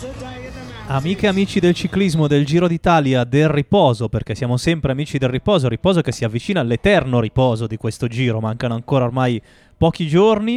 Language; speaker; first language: Italian; native; Italian